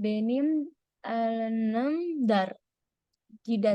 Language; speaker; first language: Turkish; non-native, learner; Indonesian